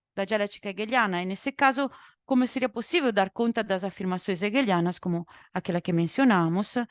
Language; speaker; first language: Portuguese; non-native, fluent; Italian